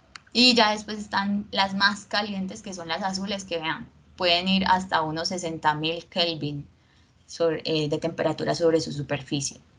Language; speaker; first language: Spanish; native; Spanish